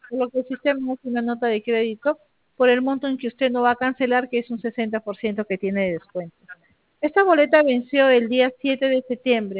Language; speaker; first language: Spanish; native; Spanish